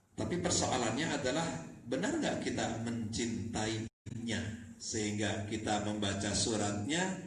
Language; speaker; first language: Indonesian; non-native, local second language; Sundanese